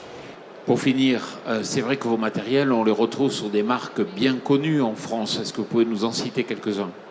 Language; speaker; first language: French; native; French